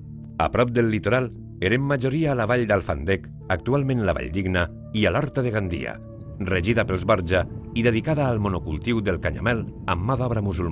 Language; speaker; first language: Catalan; native; Catalan